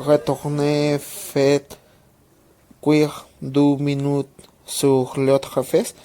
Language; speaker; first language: French; non-native, learner; Spanish